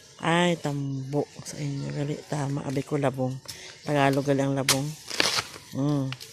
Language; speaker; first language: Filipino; non-native, local second language; Hiligaynon